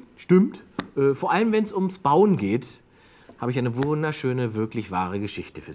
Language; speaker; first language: German; native; German